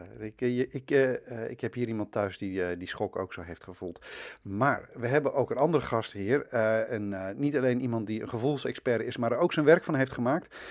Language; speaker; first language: Dutch; native; Dutch